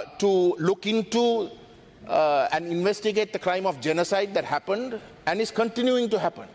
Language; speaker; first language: English; non-native, local second language; Tamil